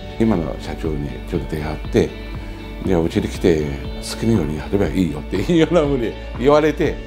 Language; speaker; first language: Japanese; non-native, fluent; Chinese